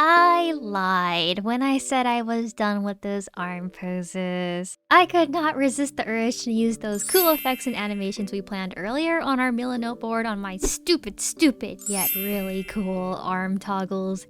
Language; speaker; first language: English; native; English